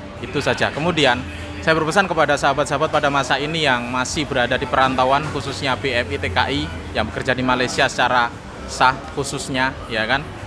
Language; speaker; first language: Indonesian; native; Indonesian